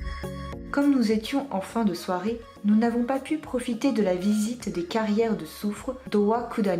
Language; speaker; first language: French; native; French